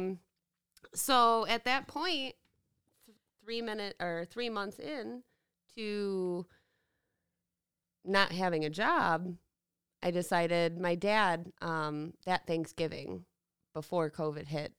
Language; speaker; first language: English; native; English